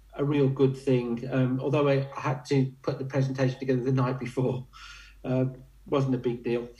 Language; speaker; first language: English; native; English